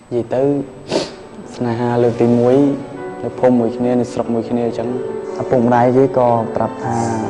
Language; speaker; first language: Khmer; native; Khmer